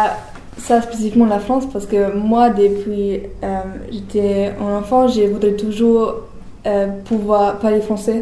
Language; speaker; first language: French; non-native, learner; German